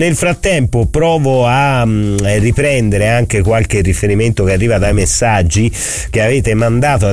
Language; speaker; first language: Italian; native; Italian